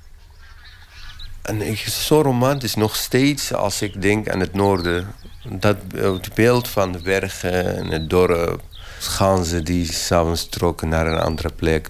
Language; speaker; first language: Dutch; non-native, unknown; Kurdish